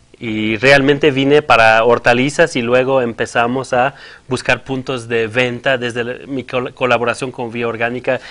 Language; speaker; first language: Spanish; non-native, fluent; French